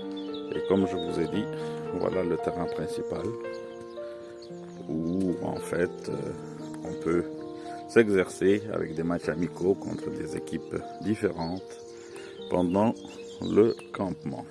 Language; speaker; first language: French; non-native, fluent; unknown